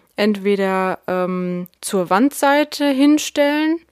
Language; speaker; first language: German; early bilingual, other home language; Russian